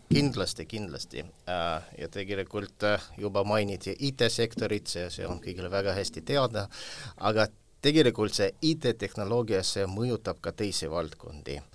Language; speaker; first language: Estonian; non-native, local second language; Russian